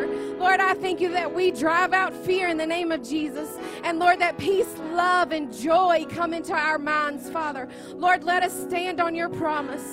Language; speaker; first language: English; native; English